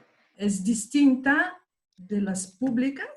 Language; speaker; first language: Spanish; non-native, fluent; Portuguese